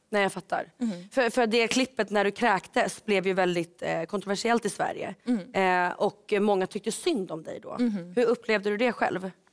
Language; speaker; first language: Swedish; native; Swedish